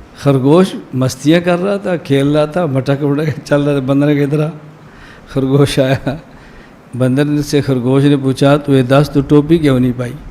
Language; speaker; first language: Urdu; non-native, local second language; Punjabi